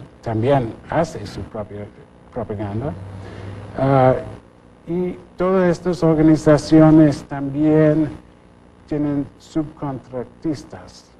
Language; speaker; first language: Spanish; non-native, fluent; English